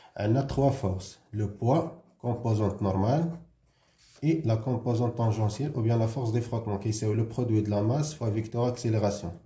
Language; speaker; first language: French; non-native, local second language; Arabic